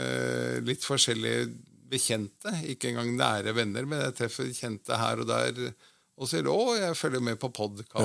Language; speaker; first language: Norwegian; native; Norwegian